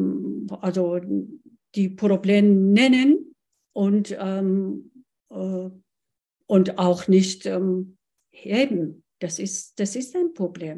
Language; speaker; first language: German; non-native, fluent; Persian